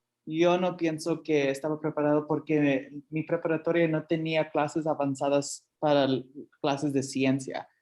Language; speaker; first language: Spanish; early bilingual, heritage; Spanish